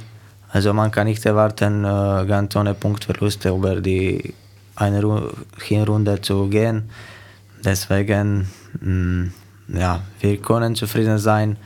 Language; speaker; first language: German; non-native, fluent; Slovenian